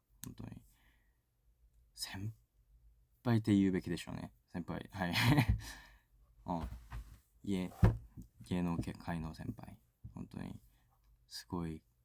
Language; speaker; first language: Japanese; non-native, fluent; Korean